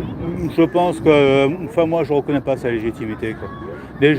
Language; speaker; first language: French; native; French